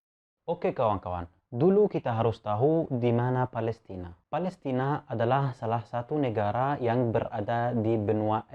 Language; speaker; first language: Indonesian; non-native, fluent; Arabic